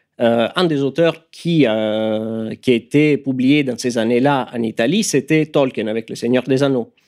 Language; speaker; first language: French; non-native, fluent; Italian